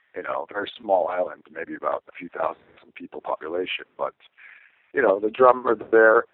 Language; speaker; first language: English; native; English